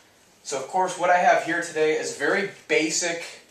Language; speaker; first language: English; native; English